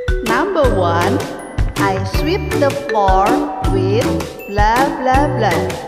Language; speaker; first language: English; non-native, fluent; Indonesian